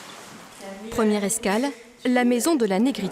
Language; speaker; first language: French; native; French